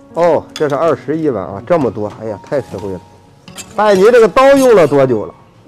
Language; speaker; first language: Chinese; native; Chinese